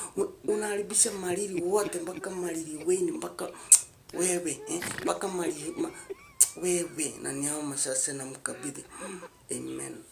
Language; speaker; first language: Swahili; native; Swahili